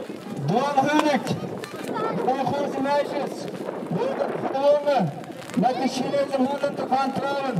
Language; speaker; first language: Dutch; non-native, fluent; Uyghur